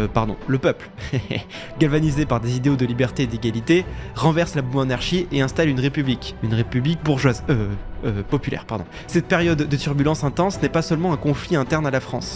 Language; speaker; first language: French; native; French